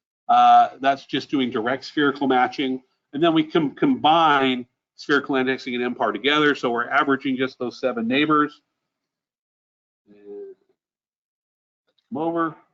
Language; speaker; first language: English; native; English